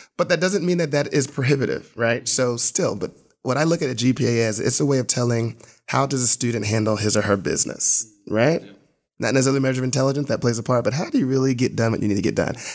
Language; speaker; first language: English; native; English